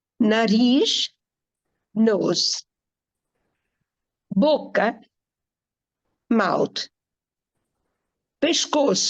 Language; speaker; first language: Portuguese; non-native, fluent; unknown